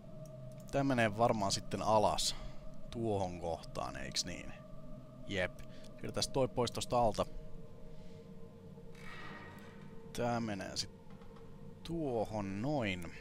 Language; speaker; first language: Finnish; native; Finnish